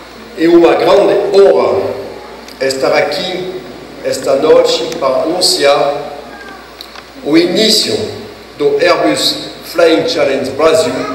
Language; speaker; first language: Portuguese; non-native, fluent; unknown